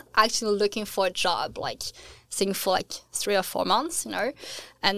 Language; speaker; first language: English; non-native, fluent; French